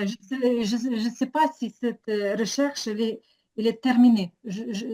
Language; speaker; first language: French; non-native, fluent; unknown